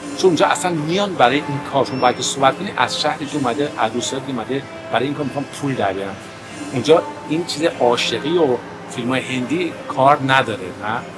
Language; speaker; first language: Persian; early bilingual, heritage; Persian